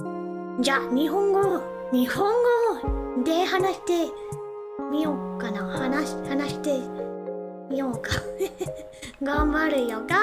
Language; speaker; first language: Japanese; non-native, learner; English